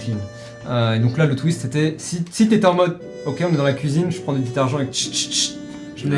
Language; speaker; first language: French; native; French